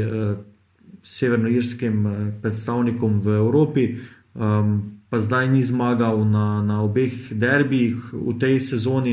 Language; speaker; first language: Slovenian; native; Slovenian